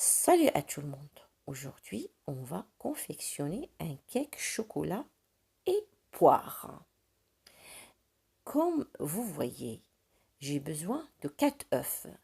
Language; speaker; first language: French; non-native, local second language; Arabic